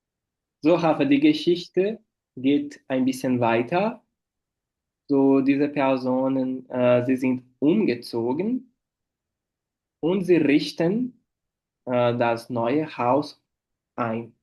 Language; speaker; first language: German; non-native, fluent; Portuguese